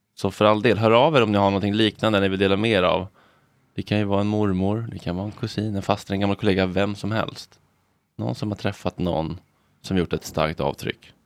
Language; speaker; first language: Swedish; native; Swedish